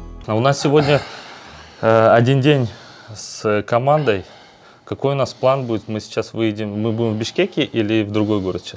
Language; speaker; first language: Russian; native; Russian